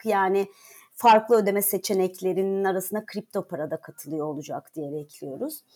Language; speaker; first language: Turkish; native; Turkish